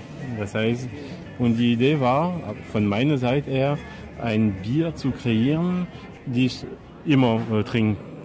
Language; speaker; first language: German; non-native, fluent; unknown